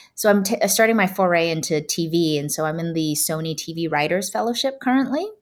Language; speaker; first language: English; native; English